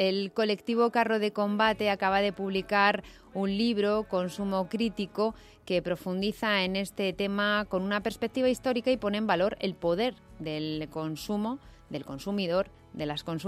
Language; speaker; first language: Spanish; native; Spanish